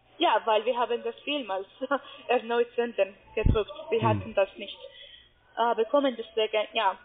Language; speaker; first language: German; non-native, learner; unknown